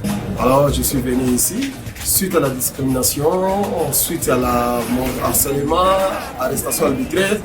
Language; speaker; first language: French; non-native, local second language; Swahili